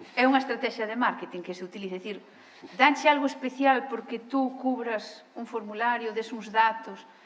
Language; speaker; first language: Galician; native; Galician